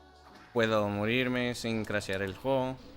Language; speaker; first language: Spanish; non-native, learner; English